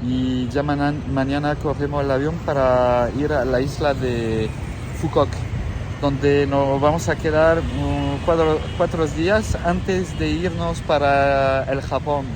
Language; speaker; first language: Spanish; non-native, fluent; French